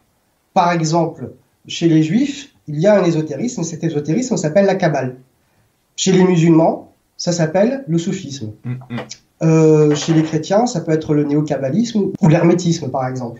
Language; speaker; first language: French; native; French